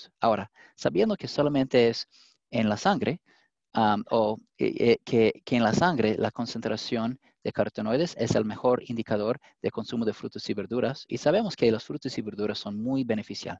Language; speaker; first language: Spanish; non-native, fluent; English